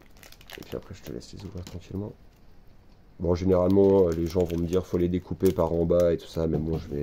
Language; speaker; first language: French; native; French